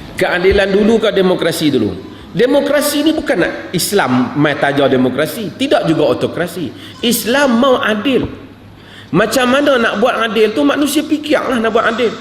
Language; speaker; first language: Malay; native; Malay